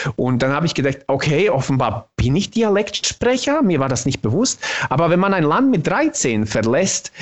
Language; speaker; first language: German; non-native, fluent; Bosnian